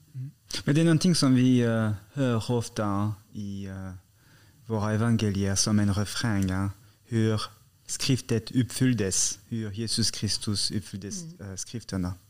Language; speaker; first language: Swedish; non-native, fluent; French